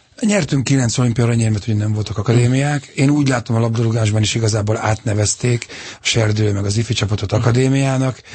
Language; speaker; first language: Hungarian; native; Hungarian